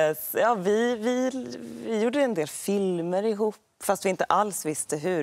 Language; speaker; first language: Swedish; native; Swedish